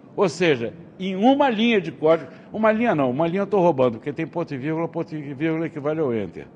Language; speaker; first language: Portuguese; native; Portuguese